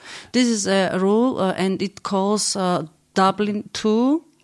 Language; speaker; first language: English; non-native, learner; Georgian